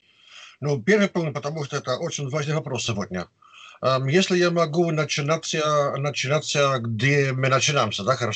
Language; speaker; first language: Russian; non-native, fluent; Dutch